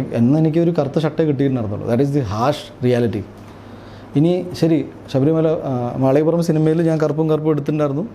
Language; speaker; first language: Malayalam; early bilingual, heritage; Malayalam